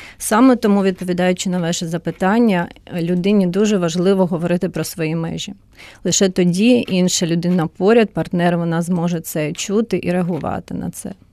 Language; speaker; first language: Ukrainian; non-native, local second language; Russian